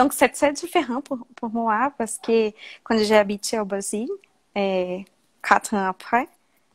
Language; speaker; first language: French; non-native, learner; Portuguese